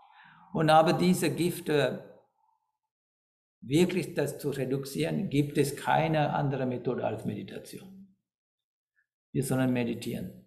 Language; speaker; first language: German; non-native, fluent; Sinhala